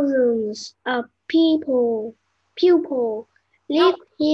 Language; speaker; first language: English; non-native, learner; Vietnamese